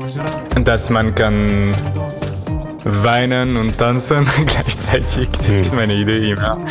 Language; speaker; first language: German; non-native, learner; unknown